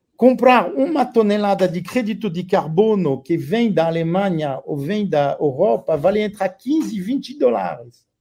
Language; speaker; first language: Portuguese; non-native, fluent; French